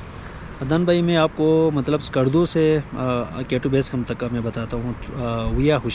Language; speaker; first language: Hindi; non-native, local second language; Balti